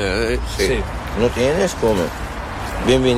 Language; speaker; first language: Spanish; non-native, learner; Arabic